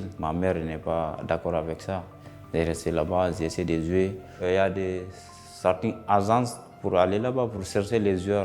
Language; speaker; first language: French; non-native, learner; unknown